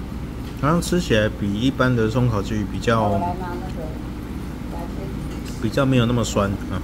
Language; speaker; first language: Chinese; native; Chinese